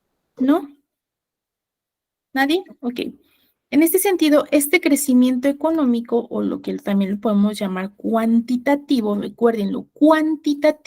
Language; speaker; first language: Spanish; native; Spanish